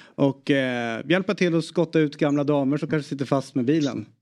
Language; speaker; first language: Swedish; native; Swedish